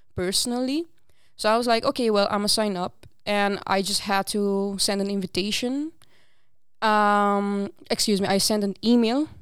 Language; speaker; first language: English; non-native, fluent; Papiamento